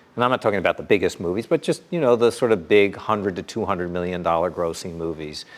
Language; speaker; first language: English; native; English